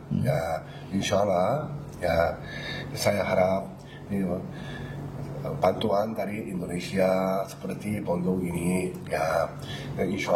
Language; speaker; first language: Indonesian; non-native, learner; Korean